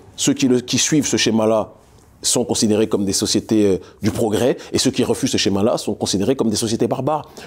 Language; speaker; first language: French; native; French